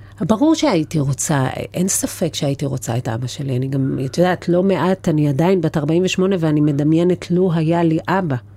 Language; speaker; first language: Hebrew; native; Hebrew